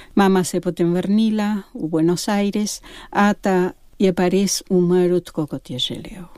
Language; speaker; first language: Slovenian; early bilingual, heritage; Slovenian